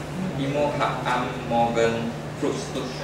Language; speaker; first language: German; non-native, learner; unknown